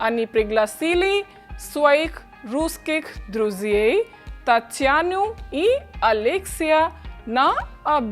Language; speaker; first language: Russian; non-native, fluent; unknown